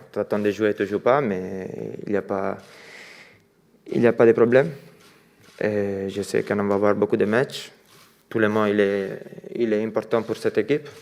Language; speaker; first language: French; non-native, fluent; Italian